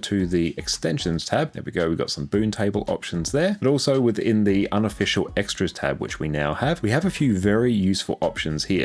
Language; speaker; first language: English; native; English